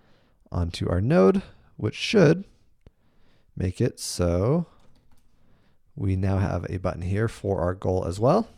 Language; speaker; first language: English; native; English